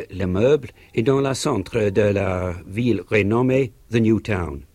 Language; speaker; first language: French; non-native, learner; English